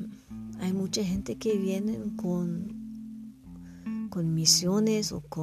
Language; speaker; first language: Spanish; non-native, learner; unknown